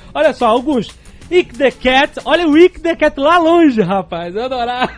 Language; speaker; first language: Portuguese; native; Portuguese